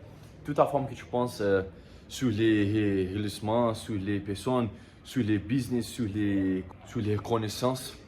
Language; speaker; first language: French; non-native, learner; Portuguese